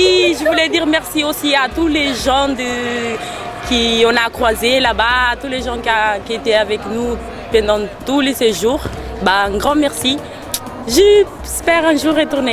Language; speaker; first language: French; non-native, fluent; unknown